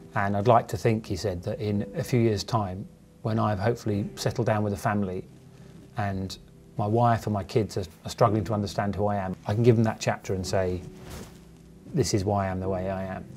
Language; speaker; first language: English; native; English